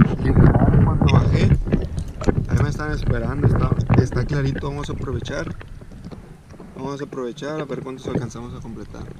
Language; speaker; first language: Spanish; native; Spanish